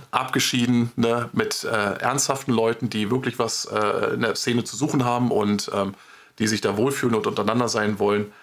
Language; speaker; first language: German; native; German